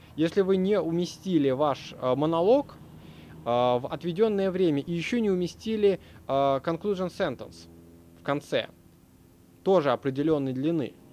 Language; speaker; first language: Russian; native; Russian